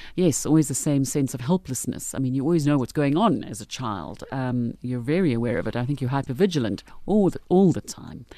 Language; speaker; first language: English; native; English